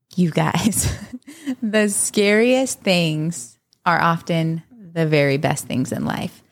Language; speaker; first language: English; native; English